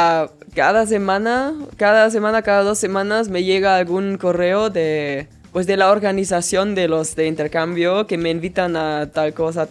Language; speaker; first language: Spanish; non-native, fluent; German